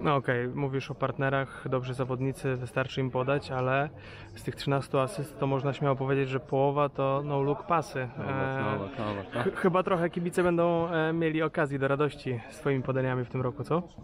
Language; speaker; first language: Polish; native; Polish